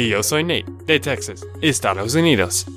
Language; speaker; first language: Spanish; non-native, fluent; English